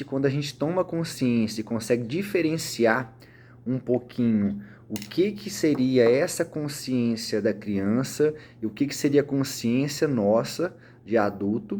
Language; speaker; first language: Portuguese; native; Portuguese